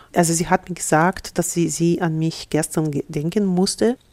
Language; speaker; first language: German; non-native, fluent; Ukrainian